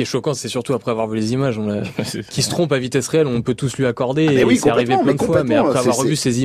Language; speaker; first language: French; native; French